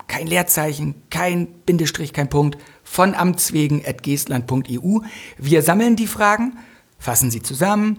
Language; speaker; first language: German; native; German